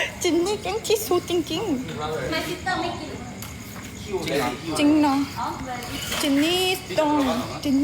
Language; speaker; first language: Thai; non-native, learner; Korean